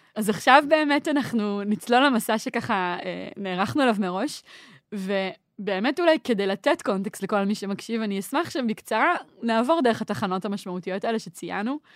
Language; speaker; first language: Hebrew; native; Hebrew